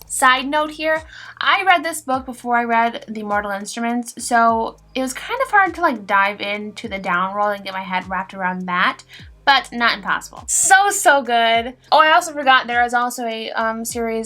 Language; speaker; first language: English; native; English